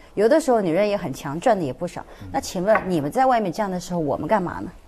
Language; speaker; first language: Chinese; native; Chinese